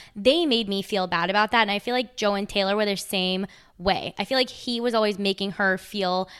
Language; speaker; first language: English; native; English